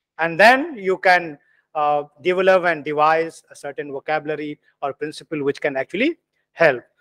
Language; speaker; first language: English; non-native, local second language; Hindi